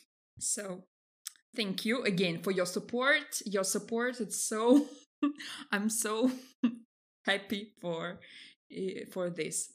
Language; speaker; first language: English; non-native, fluent; Russian